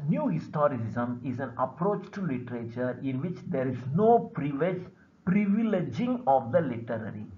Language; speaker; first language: English; non-native, local second language; Tamil